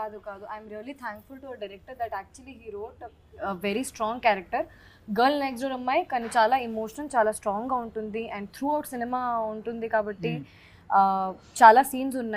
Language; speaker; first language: Telugu; non-native, learner; Hindi